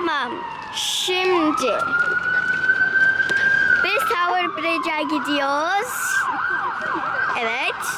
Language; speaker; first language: Turkish; early bilingual, heritage; Turkish